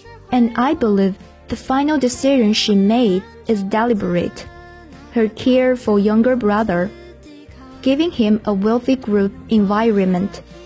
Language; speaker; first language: English; non-native, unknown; Chinese